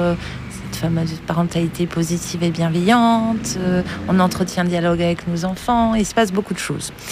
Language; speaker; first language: French; native; French